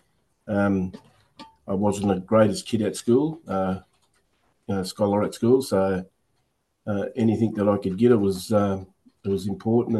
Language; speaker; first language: English; native; English